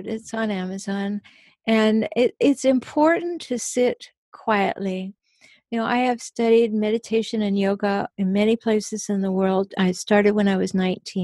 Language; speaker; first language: English; native; English